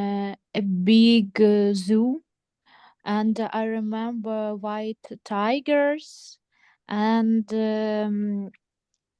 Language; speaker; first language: English; non-native, learner; Ukrainian